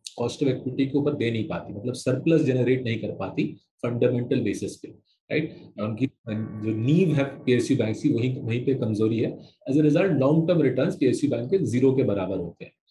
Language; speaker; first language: Hindi; non-native, local second language; Bangla